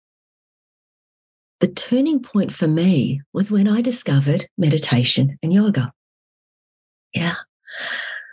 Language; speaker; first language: English; native; English